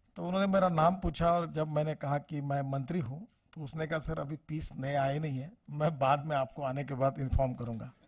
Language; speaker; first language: Hindi; non-native, local second language; Marathi